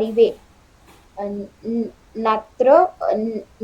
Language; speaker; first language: French; non-native, learner; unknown